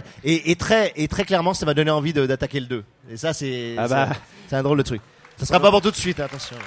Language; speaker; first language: French; native; French